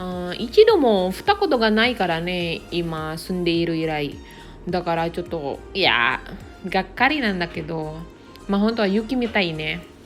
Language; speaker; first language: Japanese; non-native, learner; Indonesian